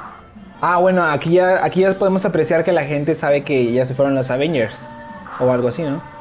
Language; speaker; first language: Spanish; native; Spanish